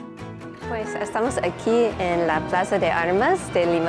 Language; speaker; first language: Spanish; non-native, fluent; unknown